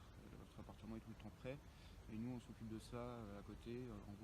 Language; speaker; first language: French; native; French